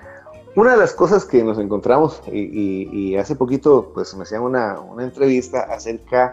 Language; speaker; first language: Spanish; native; Spanish